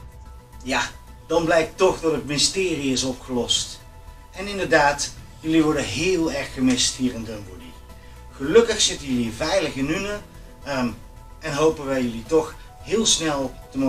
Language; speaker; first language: Dutch; native; Dutch